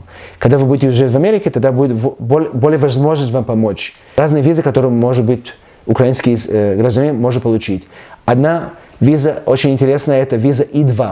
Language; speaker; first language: Russian; early bilingual, heritage; Russian